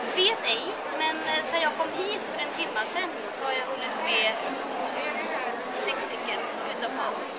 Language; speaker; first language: Swedish; native; Swedish